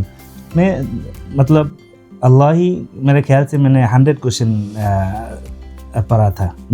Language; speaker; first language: Hindi; non-native, fluent; Bangla